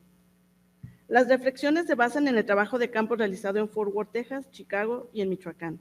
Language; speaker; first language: Spanish; native; Spanish